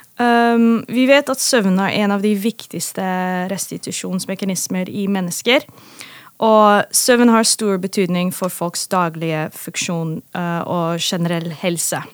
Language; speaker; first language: Norwegian; non-native, fluent; Dutch